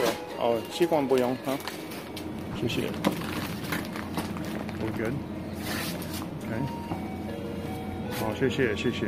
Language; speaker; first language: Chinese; non-native, learner; English